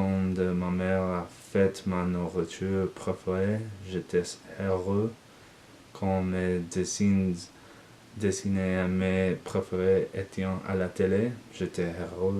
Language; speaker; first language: French; non-native, learner; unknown